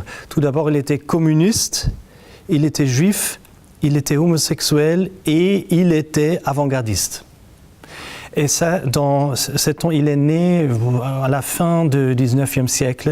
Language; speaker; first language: French; non-native, fluent; German